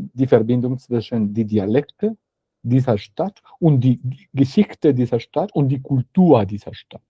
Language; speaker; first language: German; non-native, learner; Spanish